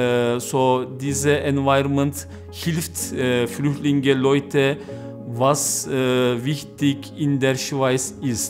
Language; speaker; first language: German; non-native, learner; Turkish